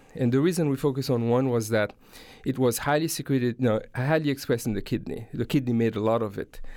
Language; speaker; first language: English; non-native, fluent; Haitian Creole